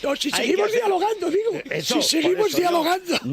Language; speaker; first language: Spanish; native; Spanish